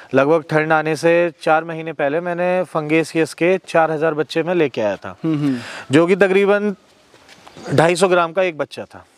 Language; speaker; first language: Hindi; native; Hindi